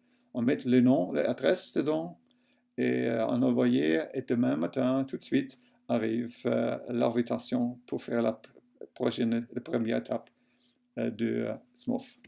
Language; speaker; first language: French; non-native, local second language; German